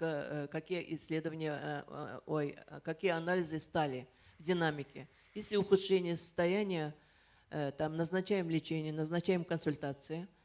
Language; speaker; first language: Russian; native; Russian